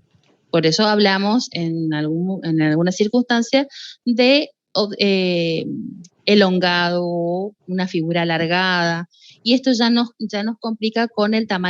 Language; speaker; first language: Spanish; native; Spanish